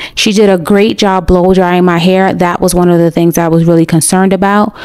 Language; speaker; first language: English; native; English